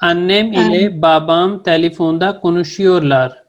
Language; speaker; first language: Turkish; non-native, fluent; Urdu